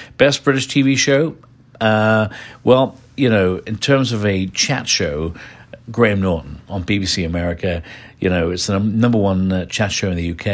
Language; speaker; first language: English; native; English